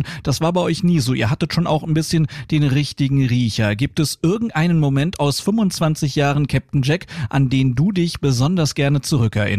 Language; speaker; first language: German; native; German